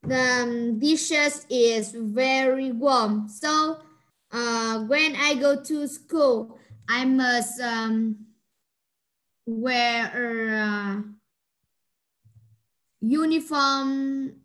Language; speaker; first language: English; non-native, learner; Vietnamese